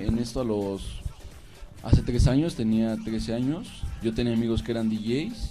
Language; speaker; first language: Spanish; native; Spanish